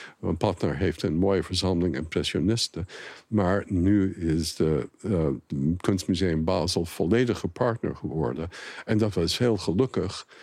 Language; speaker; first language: Dutch; non-native, fluent; English